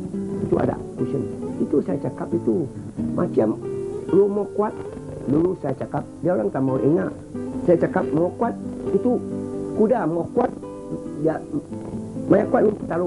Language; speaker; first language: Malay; non-native, local second language; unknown